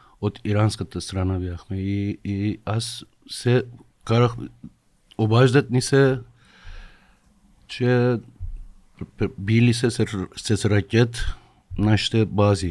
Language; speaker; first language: Bulgarian; non-native, fluent; Persian